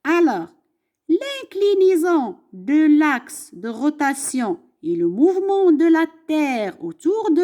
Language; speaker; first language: French; non-native, local second language; Arabic